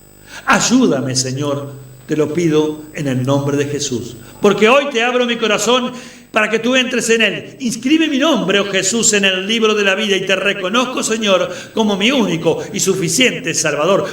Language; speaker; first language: Spanish; native; Spanish